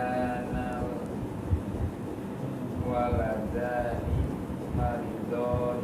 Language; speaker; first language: Arabic; non-native, learner; Indonesian